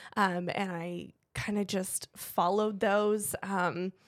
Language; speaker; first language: English; native; English